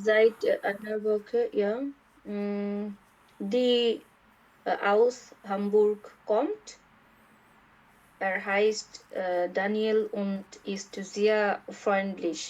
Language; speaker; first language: German; non-native, learner; Bangla